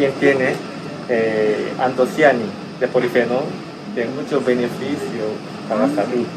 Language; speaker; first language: Spanish; non-native, fluent; Japanese